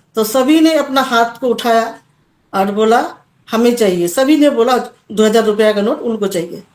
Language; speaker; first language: Hindi; non-native, local second language; Assamese